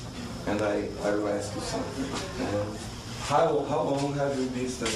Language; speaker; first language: English; non-native, learner; Portuguese